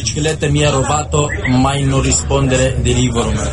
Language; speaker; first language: Italian; non-native, learner; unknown